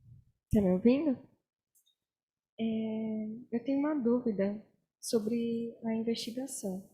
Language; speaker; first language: Portuguese; native; Portuguese